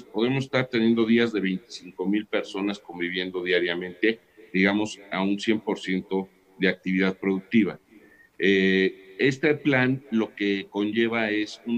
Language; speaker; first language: Spanish; native; Spanish